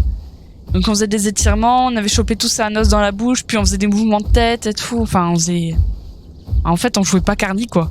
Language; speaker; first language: French; native; French